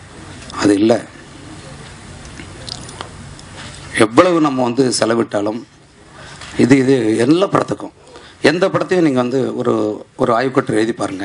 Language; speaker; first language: Tamil; native; Tamil